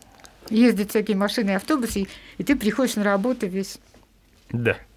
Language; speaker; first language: Russian; native; Russian